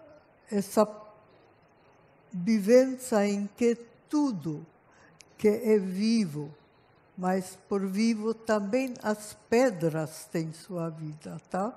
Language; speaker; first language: Portuguese; non-native, fluent; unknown